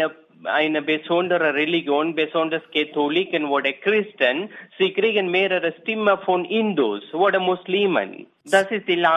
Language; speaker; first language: German; non-native, learner; Tamil